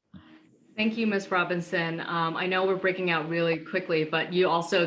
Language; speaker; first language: English; native; English